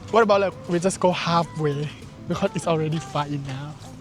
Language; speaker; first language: English; non-native, learner; Thai